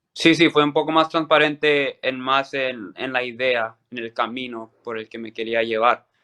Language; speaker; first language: Spanish; early bilingual, other home language; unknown